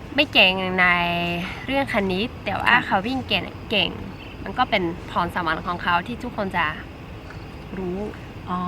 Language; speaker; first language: Thai; non-native, fluent; Dutch